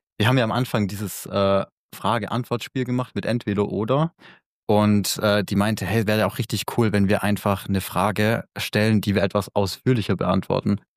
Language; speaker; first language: German; native; German